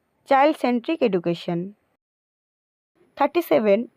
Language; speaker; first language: English; non-native, local second language; Bangla